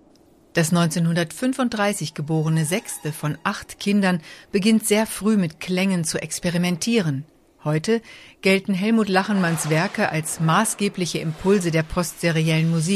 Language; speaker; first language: German; native; German